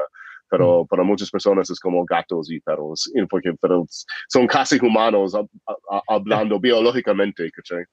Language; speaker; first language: Spanish; non-native, fluent; English